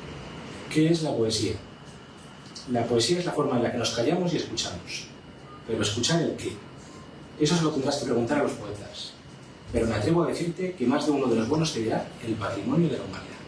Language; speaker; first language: Spanish; native; Spanish